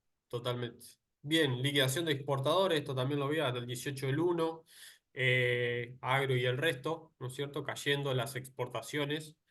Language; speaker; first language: Spanish; native; Spanish